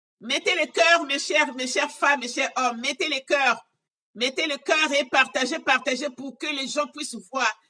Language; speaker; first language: French; non-native, local second language; Lingala